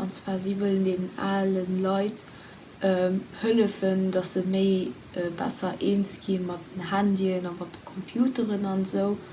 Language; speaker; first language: German; non-native, local second language; Luxembourgish